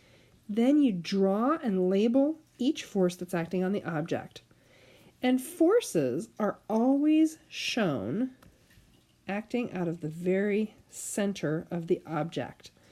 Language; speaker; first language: English; native; English